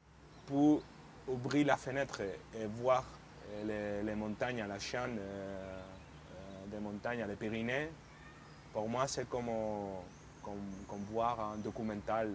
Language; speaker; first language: French; non-native, fluent; Spanish